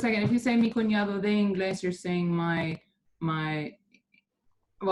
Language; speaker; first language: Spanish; non-native, fluent; English